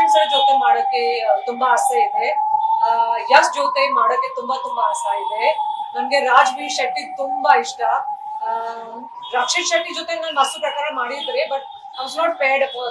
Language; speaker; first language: Kannada; non-native, local second language; Hindi